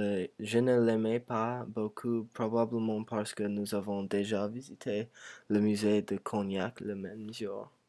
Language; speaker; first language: French; non-native, learner; English